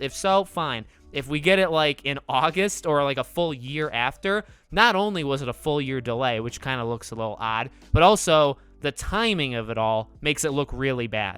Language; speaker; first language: English; native; English